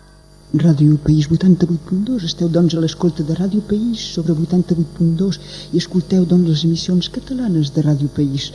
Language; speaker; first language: Catalan; native; Catalan